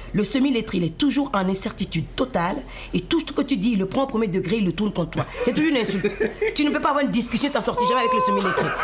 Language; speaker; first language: French; non-native, local second language; Fon